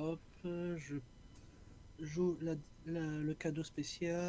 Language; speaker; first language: French; native; French